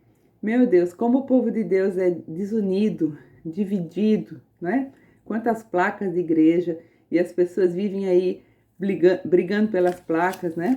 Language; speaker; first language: Portuguese; native; Portuguese